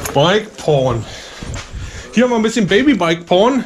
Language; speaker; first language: German; native; German